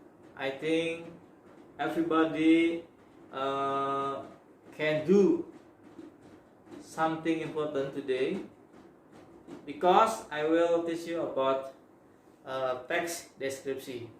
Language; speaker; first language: English; non-native, learner; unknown